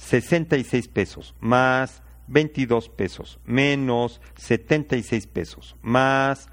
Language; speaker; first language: Spanish; native; Spanish